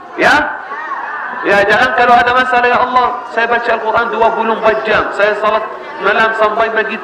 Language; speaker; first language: Indonesian; non-native, learner; Arabic